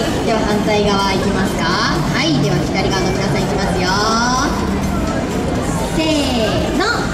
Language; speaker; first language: Japanese; native; Japanese